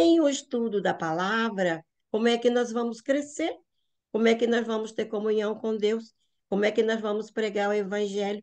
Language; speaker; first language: Portuguese; native; Portuguese